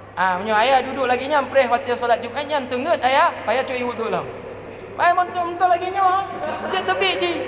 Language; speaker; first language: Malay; non-native, local second language; Achinese